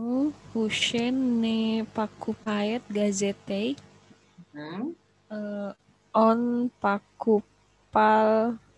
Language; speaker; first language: Russian; non-native, learner; Indonesian